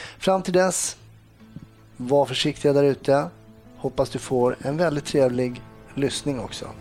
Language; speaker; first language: Swedish; native; Swedish